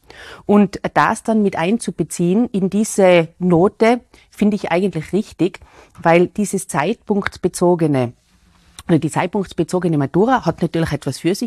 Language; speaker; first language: German; native; German